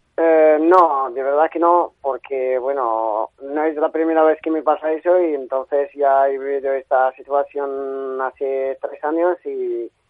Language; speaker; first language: Spanish; non-native, learner; Arabic